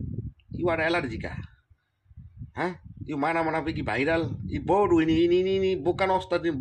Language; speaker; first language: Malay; non-native, learner; Bangla